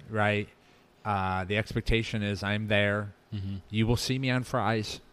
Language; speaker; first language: English; native; English